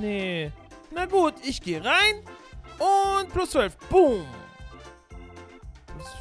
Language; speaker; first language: German; native; German